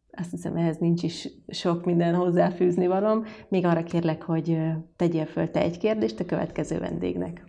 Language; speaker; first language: Hungarian; native; Hungarian